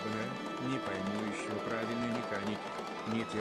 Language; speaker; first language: Russian; native; Russian